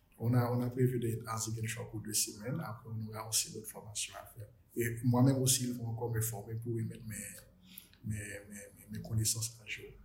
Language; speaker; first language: French; non-native, local second language; Haitian Creole